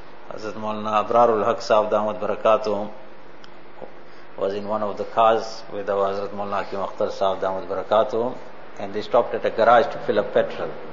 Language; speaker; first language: English; native; English